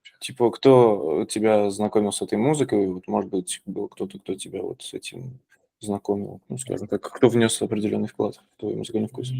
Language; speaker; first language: Russian; native; Russian